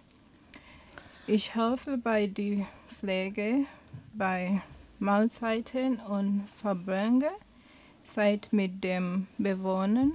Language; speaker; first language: German; non-native, learner; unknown